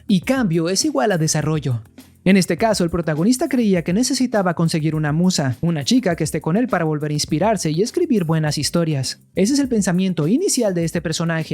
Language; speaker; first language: Spanish; native; Spanish